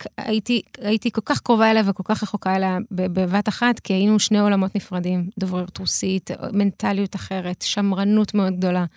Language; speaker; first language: Hebrew; early bilingual, other home language; Russian